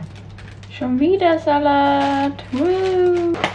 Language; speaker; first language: German; non-native, fluent; Cantonese